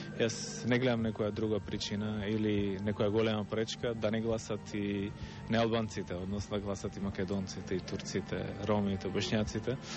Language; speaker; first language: Macedonian; non-native, local second language; Albanian